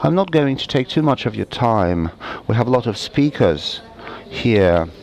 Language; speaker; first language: English; non-native, fluent; Russian